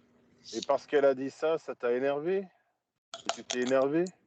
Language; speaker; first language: French; native; French